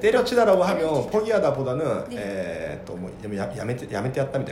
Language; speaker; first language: Korean; non-native, fluent; Japanese